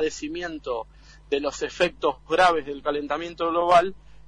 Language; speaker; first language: Spanish; native; Spanish